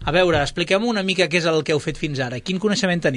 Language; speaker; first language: Catalan; native; Catalan